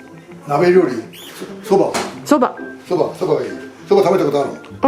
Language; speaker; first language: Japanese; native; Japanese